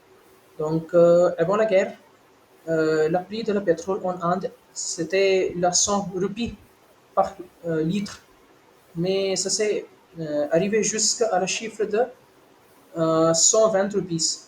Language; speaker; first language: French; non-native, learner; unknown